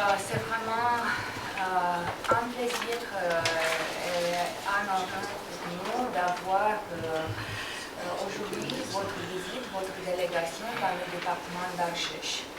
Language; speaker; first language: French; non-native, fluent; Romanian